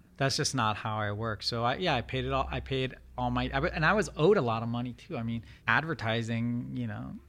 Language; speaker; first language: English; early bilingual, other home language; Persian